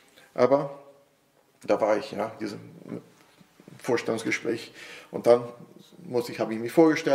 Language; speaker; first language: German; non-native, fluent; Portuguese